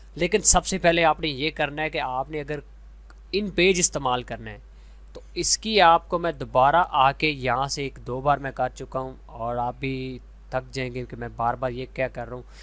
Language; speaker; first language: Urdu; native; Urdu